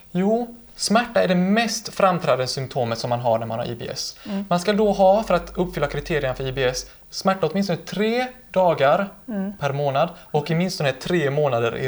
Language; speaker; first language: Swedish; native; Swedish